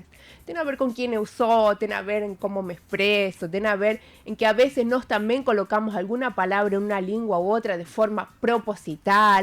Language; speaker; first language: Portuguese; non-native, fluent; Spanish